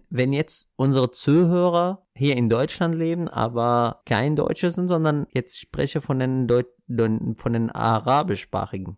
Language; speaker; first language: German; non-native, fluent; Arabic